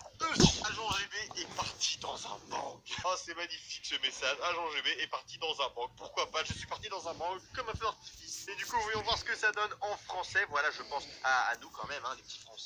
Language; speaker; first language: French; native; French